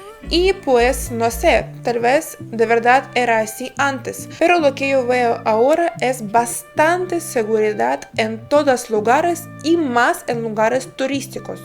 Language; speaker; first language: Spanish; non-native, fluent; Ukrainian